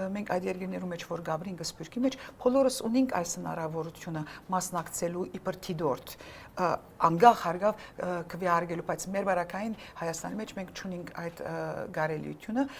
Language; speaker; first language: Armenian; early bilingual, heritage; Armenian